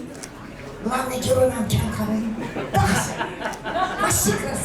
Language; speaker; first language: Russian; non-native, local second language; Uzbek